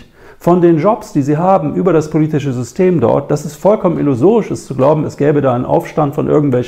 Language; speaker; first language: German; native; German